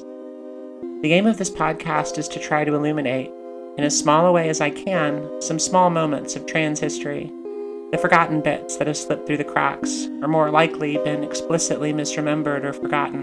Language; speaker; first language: English; native; English